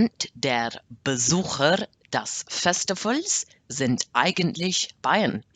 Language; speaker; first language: German; non-native, learner; English